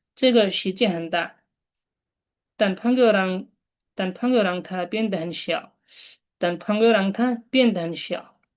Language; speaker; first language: Chinese; non-native, fluent; Bangla